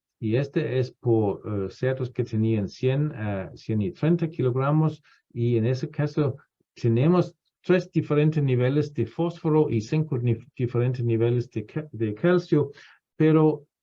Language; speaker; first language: Spanish; non-native, fluent; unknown